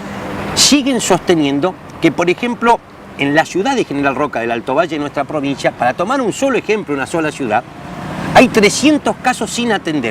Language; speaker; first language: Spanish; native; Spanish